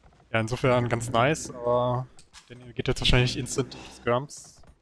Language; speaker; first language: German; native; German